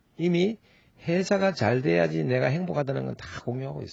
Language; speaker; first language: Korean; native; Korean